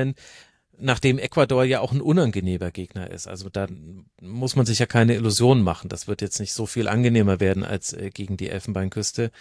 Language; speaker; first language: German; native; German